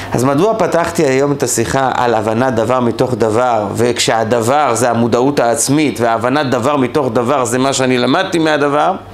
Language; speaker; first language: Hebrew; native; Hebrew